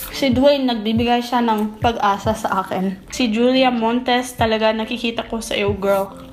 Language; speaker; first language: Filipino; non-native, fluent; English